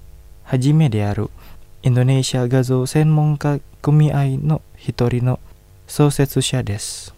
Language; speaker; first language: Japanese; non-native, fluent; Indonesian